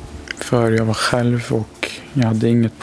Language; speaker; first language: Swedish; non-native, learner; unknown